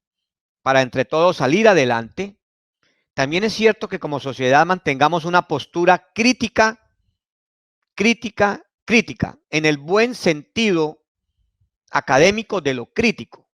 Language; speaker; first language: Spanish; native; Spanish